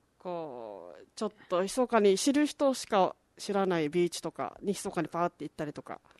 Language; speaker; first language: Japanese; native; Japanese